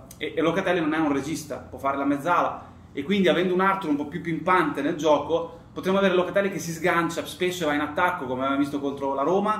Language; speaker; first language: Italian; native; Italian